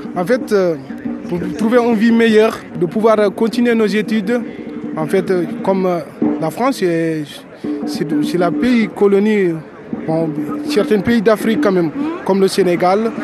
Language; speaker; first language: French; non-native, local second language; Wolof